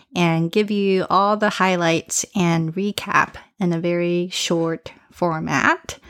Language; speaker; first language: English; early bilingual, other home language; Chinese